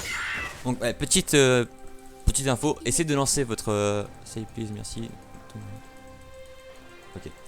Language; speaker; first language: French; native; French